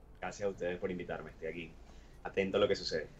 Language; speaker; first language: Spanish; native; Spanish